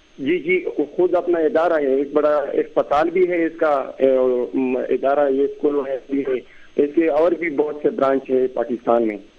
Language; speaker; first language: Urdu; non-native, local second language; Pashto